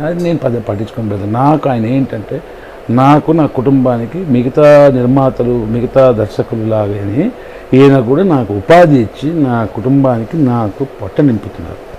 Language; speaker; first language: Telugu; non-native, local second language; Tamil